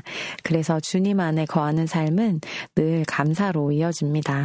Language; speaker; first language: Korean; native; Korean